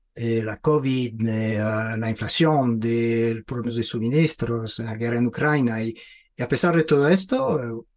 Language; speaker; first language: Spanish; non-native, fluent; English